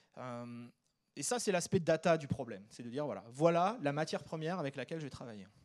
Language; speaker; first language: French; native; French